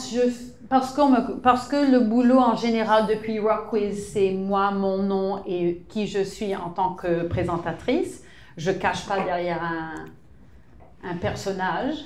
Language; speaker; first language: French; early bilingual, heritage; English